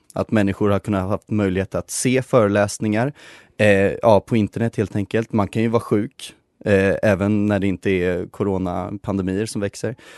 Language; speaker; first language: Swedish; native; Swedish